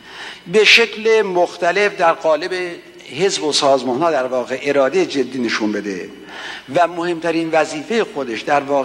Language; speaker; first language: Persian; native; Persian